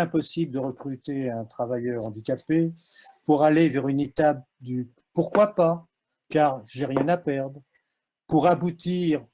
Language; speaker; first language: French; native; French